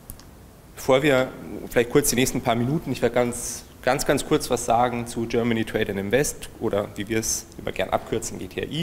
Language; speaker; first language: German; native; German